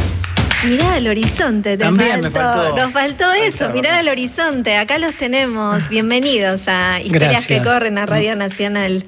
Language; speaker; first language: Spanish; native; Spanish